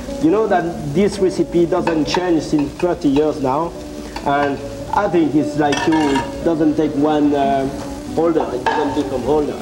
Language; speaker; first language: English; non-native, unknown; French